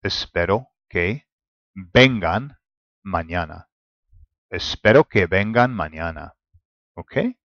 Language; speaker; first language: Spanish; non-native, fluent; English